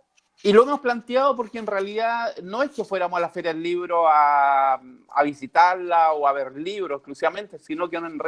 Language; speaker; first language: Spanish; native; Spanish